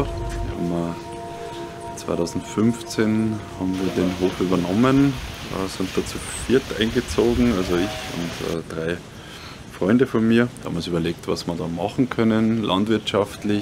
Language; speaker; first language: German; native; German